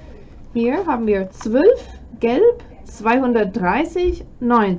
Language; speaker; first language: German; non-native, fluent; English